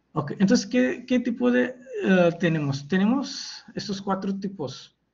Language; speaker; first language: Spanish; non-native, fluent; Hindi